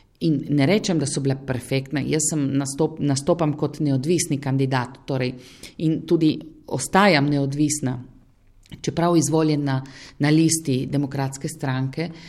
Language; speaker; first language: Slovenian; native; Slovenian